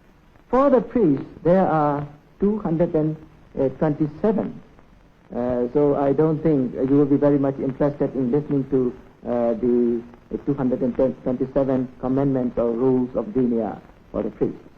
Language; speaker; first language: English; non-native, local second language; Burmese